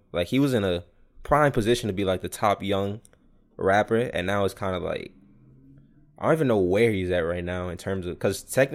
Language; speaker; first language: English; native; English